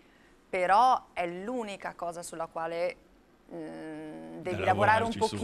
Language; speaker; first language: Italian; native; Italian